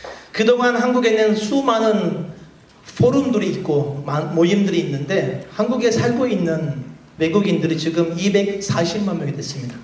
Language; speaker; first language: Korean; non-native, fluent; Turkish